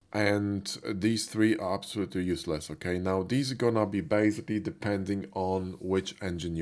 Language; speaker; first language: English; non-native, fluent; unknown